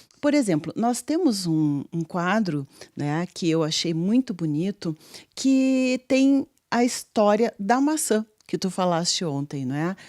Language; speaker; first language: Portuguese; native; Portuguese